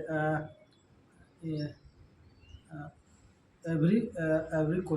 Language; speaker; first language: English; non-native, learner; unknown